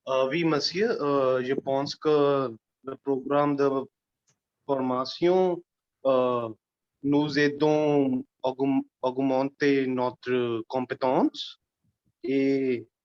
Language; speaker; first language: French; non-native, learner; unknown